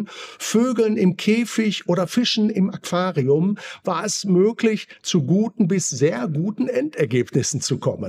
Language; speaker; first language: German; native; German